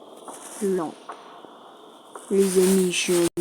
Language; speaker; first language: French; native; French